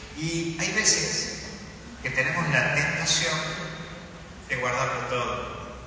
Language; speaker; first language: Spanish; native; Spanish